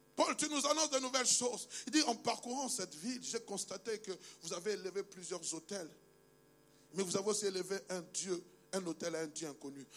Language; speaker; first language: French; non-native, local second language; Luba-Lulua